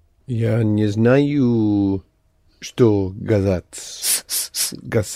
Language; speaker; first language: Russian; non-native, learner; English